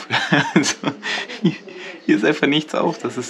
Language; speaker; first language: German; native; German